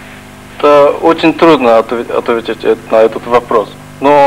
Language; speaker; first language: Russian; non-native, fluent; Japanese